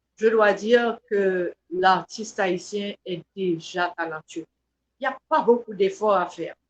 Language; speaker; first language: French; non-native, local second language; Haitian Creole